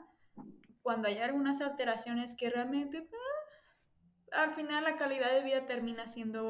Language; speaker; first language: Spanish; native; Spanish